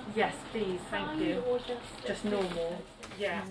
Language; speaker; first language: English; native; English